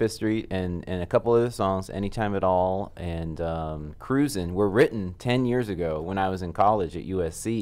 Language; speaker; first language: English; native; English